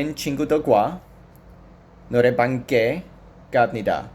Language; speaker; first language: Korean; non-native, learner; English